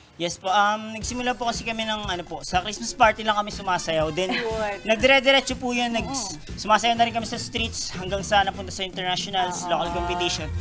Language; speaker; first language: Filipino; native; Filipino